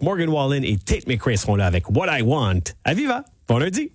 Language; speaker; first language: French; native; French